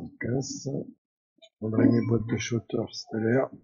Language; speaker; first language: French; native; French